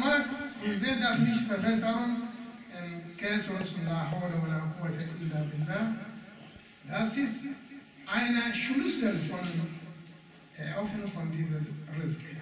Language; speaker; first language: German; non-native, learner; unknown